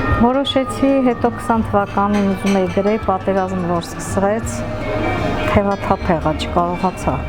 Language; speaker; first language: Armenian; non-native, local second language; Kurdish